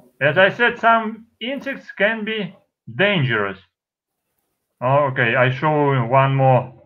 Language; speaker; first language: English; non-native, fluent; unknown